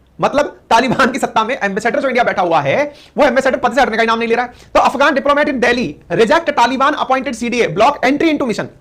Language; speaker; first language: Hindi; native; Hindi